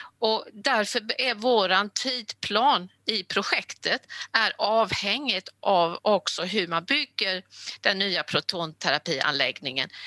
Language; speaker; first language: Swedish; native; Swedish